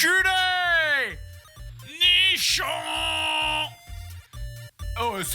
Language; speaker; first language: French; native; French